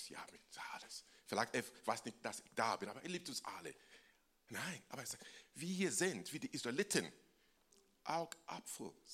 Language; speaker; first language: German; non-native, fluent; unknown